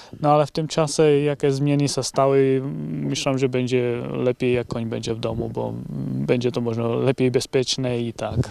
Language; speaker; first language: Polish; non-native, learner; Czech